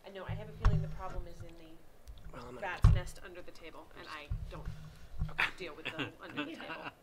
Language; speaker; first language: English; native; English